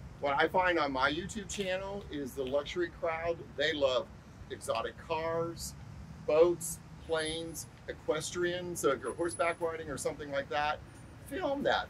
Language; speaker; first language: English; native; English